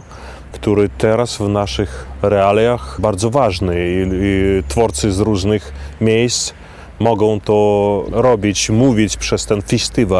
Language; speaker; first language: Polish; non-native, fluent; Belarusian